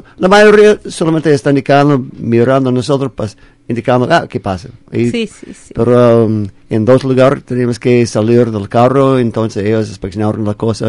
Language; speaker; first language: Spanish; non-native, fluent; English